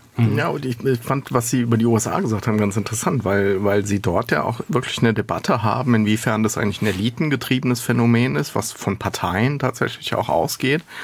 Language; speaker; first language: German; native; German